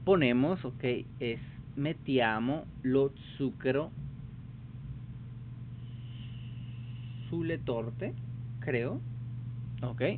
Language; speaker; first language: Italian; non-native, learner; Spanish